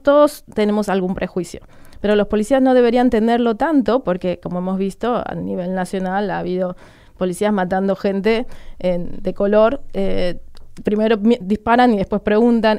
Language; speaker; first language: Spanish; native; Spanish